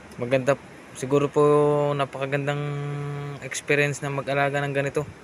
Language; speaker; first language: Filipino; non-native, local second language; Bikol